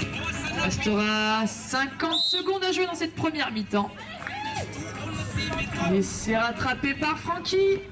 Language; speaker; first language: French; native; French